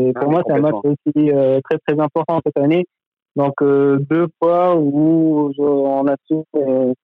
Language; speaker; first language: French; non-native, local second language; Arabic